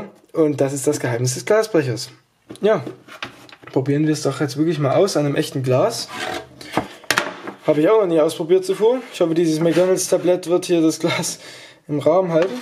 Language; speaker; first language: German; native; German